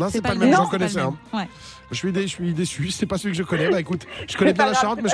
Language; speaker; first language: French; native; French